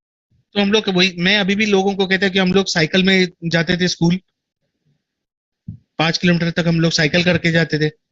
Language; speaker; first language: Hindi; native; Hindi